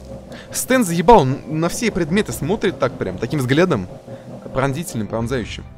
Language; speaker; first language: Russian; native; Russian